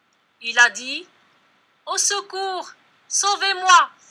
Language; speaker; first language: French; non-native, local second language; Arabic